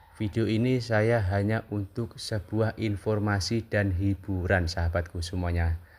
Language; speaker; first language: Indonesian; native; Indonesian